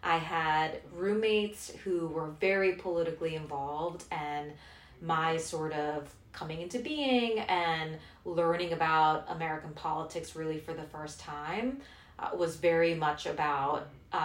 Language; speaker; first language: English; non-native, local second language; Korean